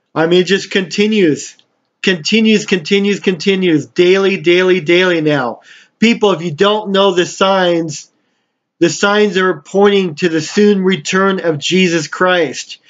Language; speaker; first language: English; native; English